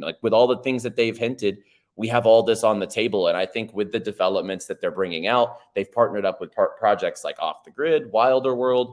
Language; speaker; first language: English; native; English